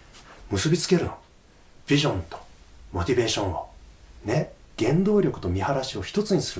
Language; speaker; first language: Japanese; native; Japanese